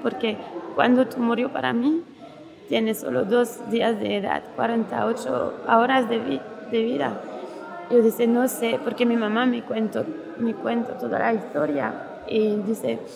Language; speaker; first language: Spanish; non-native, learner; French